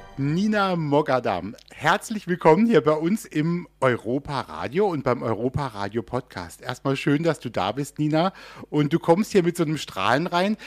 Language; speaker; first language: German; native; German